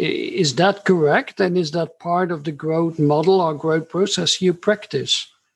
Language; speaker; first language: English; non-native, fluent; Dutch